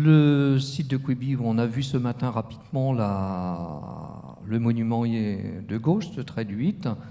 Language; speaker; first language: French; native; French